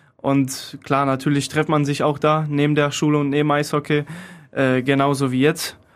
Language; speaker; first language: German; early bilingual, other home language; Polish